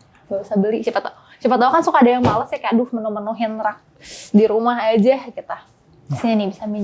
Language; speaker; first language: Indonesian; native; Indonesian